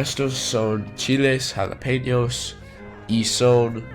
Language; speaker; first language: Spanish; non-native, learner; English